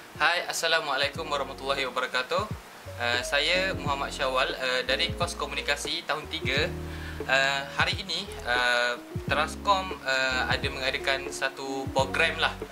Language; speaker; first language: Malay; native; Malay